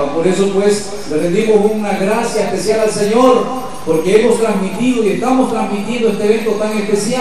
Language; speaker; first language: Spanish; native; Spanish